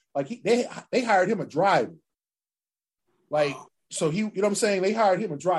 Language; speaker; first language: English; native; English